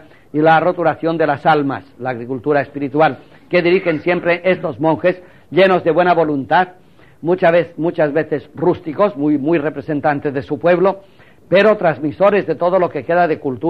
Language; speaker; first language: Spanish; native; Spanish